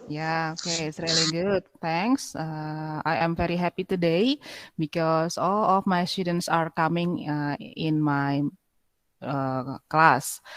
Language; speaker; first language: English; non-native, fluent; Indonesian